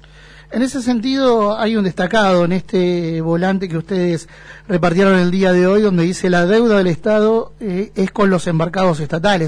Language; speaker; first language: Spanish; native; Spanish